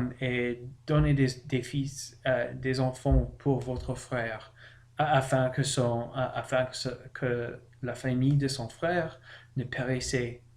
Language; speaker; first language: French; non-native, learner; English